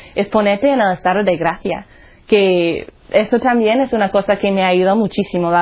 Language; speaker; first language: Spanish; non-native, fluent; English